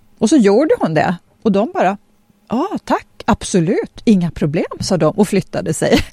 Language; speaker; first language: Swedish; early bilingual, other home language; Polish